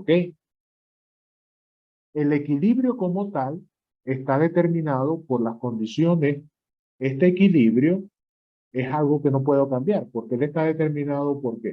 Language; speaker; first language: Spanish; native; Spanish